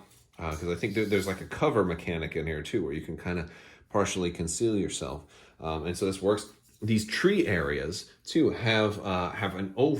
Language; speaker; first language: English; native; English